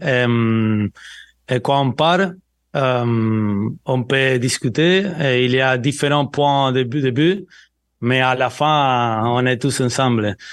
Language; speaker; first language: French; non-native, learner; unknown